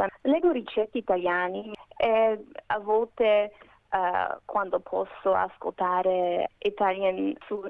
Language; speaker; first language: Italian; non-native, learner; Macedonian